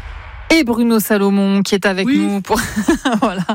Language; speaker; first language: French; native; French